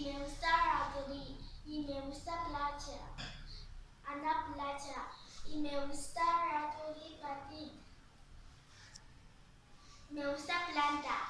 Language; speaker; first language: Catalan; non-native, learner; Chinese